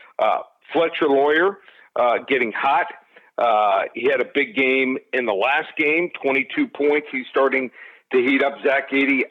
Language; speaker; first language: English; native; English